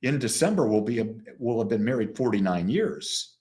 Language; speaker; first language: English; native; English